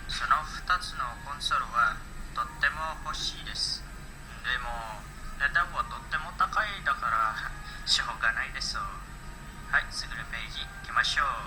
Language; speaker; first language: Japanese; non-native, learner; Indonesian